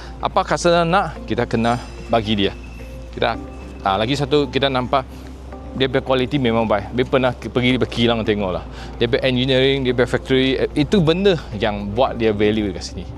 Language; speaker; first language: Malay; non-native, local second language; Chinese